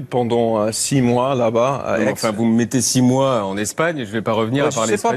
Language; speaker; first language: French; non-native, fluent; English